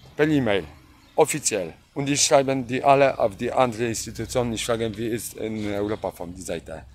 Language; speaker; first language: German; non-native, learner; Polish